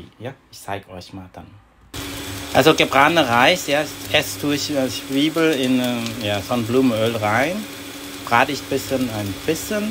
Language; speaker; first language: German; non-native, learner; Vietnamese